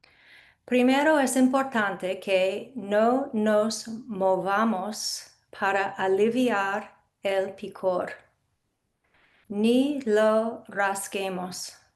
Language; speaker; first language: Spanish; non-native, fluent; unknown